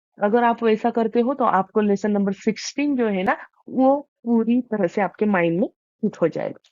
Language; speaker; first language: Hindi; non-native, local second language; Marathi